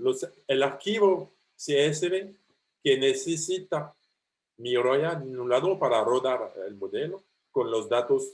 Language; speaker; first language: Spanish; non-native, fluent; French